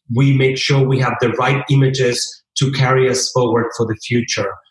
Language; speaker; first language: English; early bilingual, other home language; Spanish